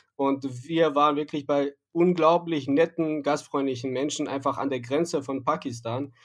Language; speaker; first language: German; non-native, fluent; Persian